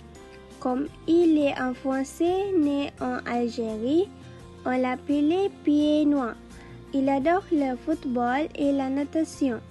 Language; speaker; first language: French; non-native, learner; Malay